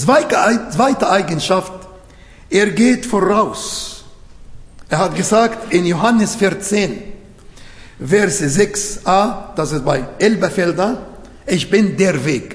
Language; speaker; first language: German; non-native, fluent; Arabic